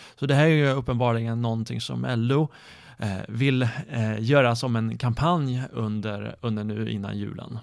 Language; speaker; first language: Swedish; native; Swedish